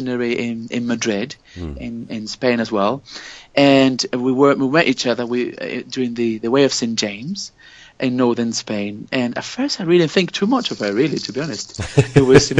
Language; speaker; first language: English; non-native, fluent; Spanish